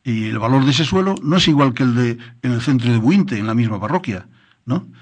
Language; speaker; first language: Spanish; non-native, local second language; Galician